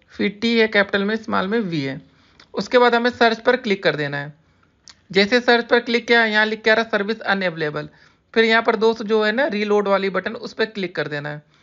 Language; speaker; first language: Hindi; native; Hindi